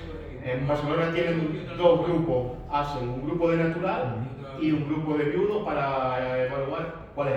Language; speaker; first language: Spanish; native; Spanish